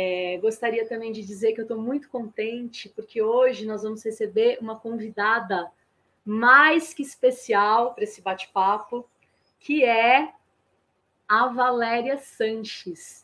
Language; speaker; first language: Portuguese; native; Portuguese